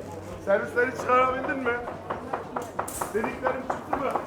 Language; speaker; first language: Turkish; native; Turkish